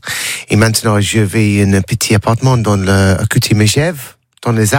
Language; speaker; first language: French; non-native, learner; English